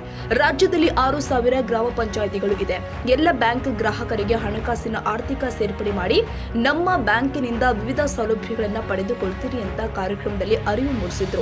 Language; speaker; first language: Kannada; native; Kannada